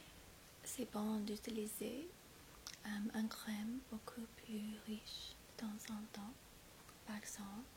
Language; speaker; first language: French; non-native, fluent; English